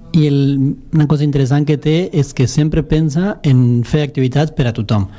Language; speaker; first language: Catalan; non-native, fluent; Spanish